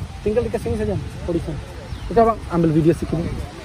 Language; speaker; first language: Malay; non-native, learner; Bangla